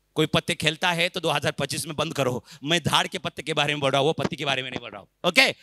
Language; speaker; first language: Hindi; non-native, local second language; Marathi